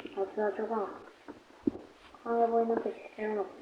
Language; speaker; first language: Korean; native; Korean